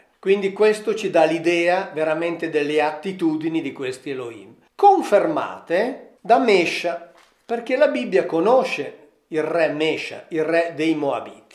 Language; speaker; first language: Italian; native; Italian